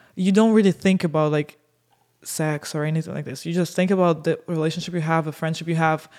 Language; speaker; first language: English; non-native, fluent; Russian